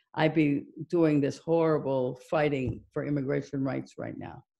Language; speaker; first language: English; native; English